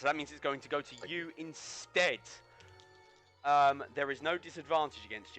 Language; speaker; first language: English; native; English